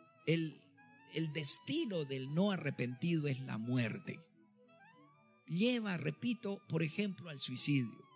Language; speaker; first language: Spanish; native; Spanish